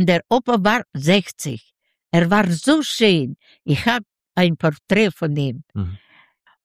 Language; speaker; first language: German; non-native, learner; Yiddish